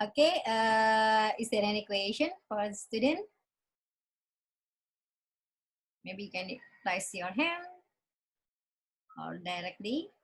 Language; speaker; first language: English; non-native, learner; Indonesian